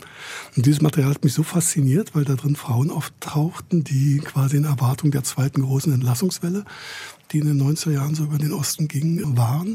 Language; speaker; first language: German; native; German